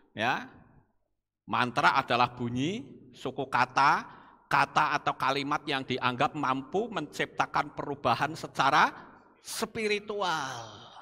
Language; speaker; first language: Indonesian; non-native, local second language; Javanese